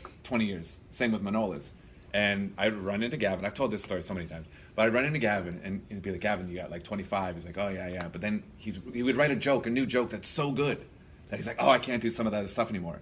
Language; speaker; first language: English; native; English